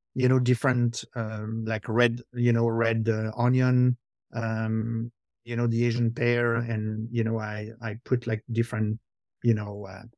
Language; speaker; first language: English; non-native, fluent; French